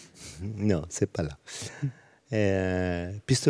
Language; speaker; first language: French; non-native, learner; Italian